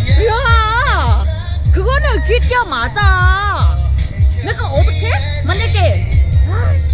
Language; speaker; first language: Korean; non-native, learner; Thai